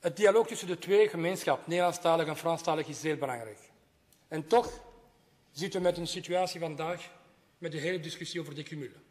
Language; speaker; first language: Dutch; non-native, local second language; French